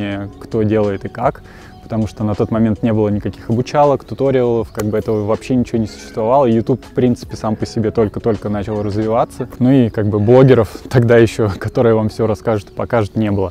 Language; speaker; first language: Russian; native; Russian